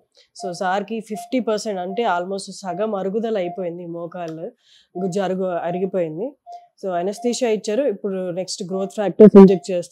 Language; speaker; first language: Telugu; native; Telugu